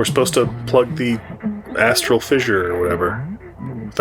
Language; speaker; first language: English; native; English